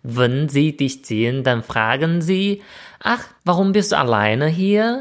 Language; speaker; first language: German; non-native, fluent; Chinese